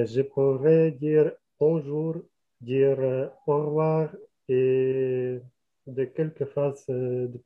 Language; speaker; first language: French; non-native, learner; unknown